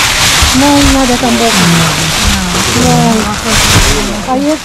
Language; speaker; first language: Spanish; non-native, learner; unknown